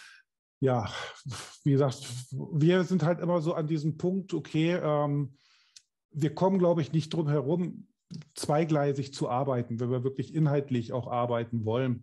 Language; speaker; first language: German; native; German